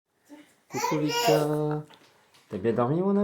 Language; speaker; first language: French; native; French